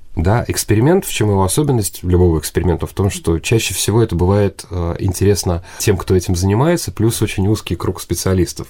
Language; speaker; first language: Russian; native; Russian